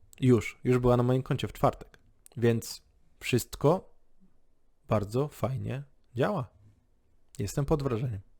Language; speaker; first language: Polish; native; Polish